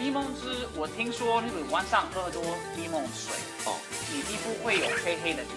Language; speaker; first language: Chinese; non-native, fluent; English